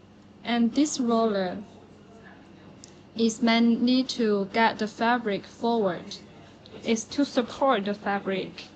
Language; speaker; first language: English; non-native, learner; Chinese